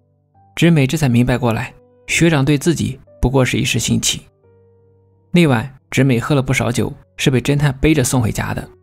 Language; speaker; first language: Chinese; native; Chinese